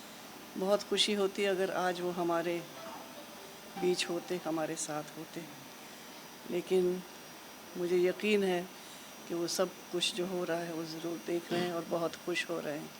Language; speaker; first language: Hindi; native; Hindi